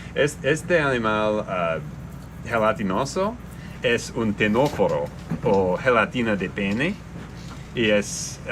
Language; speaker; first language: Spanish; non-native, learner; English